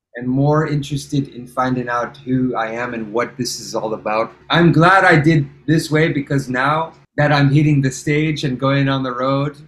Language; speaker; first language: English; native; English